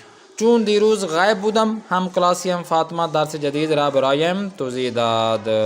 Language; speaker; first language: Persian; non-native, fluent; Urdu